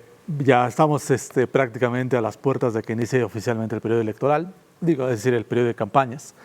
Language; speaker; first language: Spanish; native; Spanish